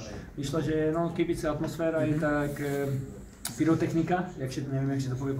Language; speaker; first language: Polish; non-native, learner; Slovak